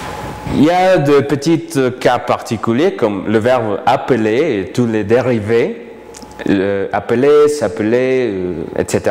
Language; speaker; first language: French; non-native, fluent; Spanish